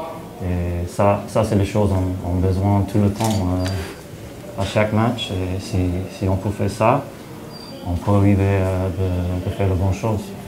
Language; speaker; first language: French; non-native, fluent; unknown